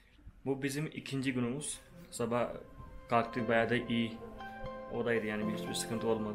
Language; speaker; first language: Turkish; non-native, fluent; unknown